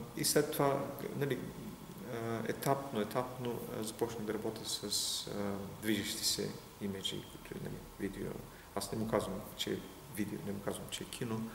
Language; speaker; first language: Bulgarian; non-native, local second language; Turkish